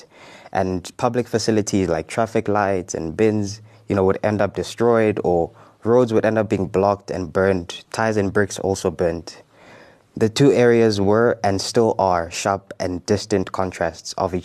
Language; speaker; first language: English; non-native, local second language; Zulu